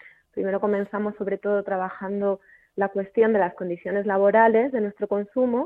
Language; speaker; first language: Spanish; native; Spanish